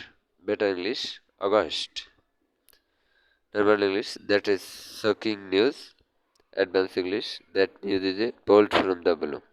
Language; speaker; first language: English; non-native, learner; Bangla